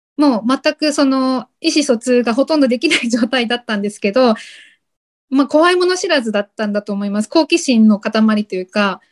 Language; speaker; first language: Japanese; native; Japanese